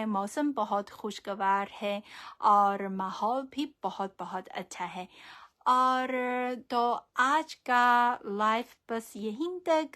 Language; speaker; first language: Hindi; non-native, fluent; Chinese